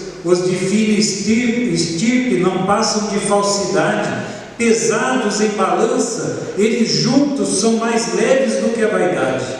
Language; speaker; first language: Portuguese; native; Portuguese